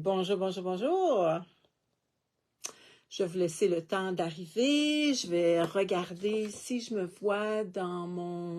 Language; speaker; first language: French; native; French